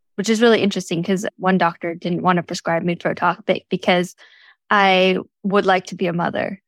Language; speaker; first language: English; native; English